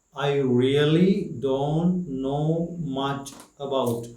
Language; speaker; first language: English; non-native, local second language; Sinhala